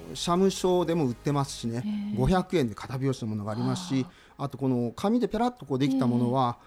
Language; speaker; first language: Japanese; native; Japanese